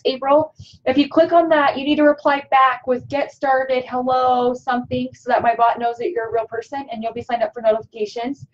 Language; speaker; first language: English; native; English